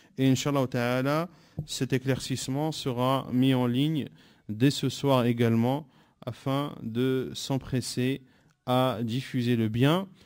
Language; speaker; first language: French; native; French